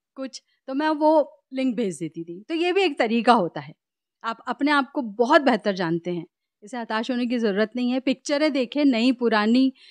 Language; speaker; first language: Hindi; native; Hindi